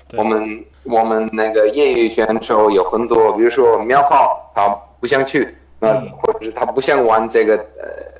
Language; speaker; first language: Chinese; non-native, fluent; German